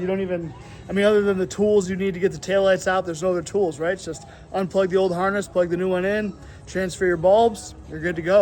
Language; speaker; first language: English; native; English